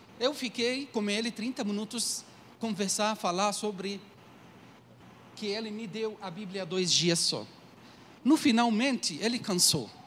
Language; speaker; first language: Portuguese; non-native, learner; Arabic